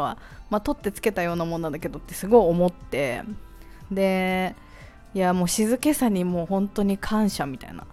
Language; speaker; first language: Japanese; native; Japanese